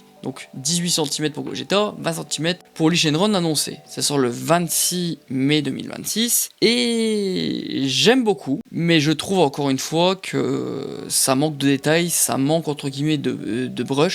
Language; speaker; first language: French; native; French